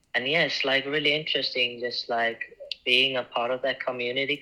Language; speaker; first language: English; non-native, fluent; Icelandic